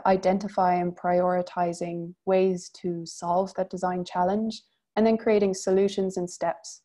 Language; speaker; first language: English; native; English